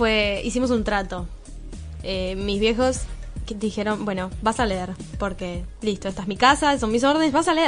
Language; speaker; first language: Spanish; native; Spanish